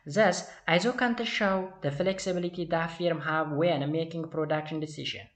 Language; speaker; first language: English; non-native, local second language; Amharic